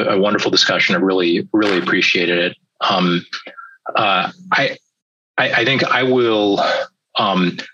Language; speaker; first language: English; native; English